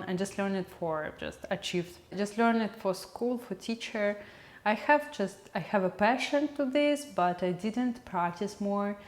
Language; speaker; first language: English; non-native, learner; Russian